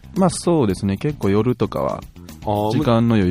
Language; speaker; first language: Japanese; native; Japanese